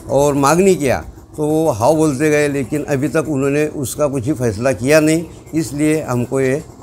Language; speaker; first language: Hindi; non-native, local second language; Urdu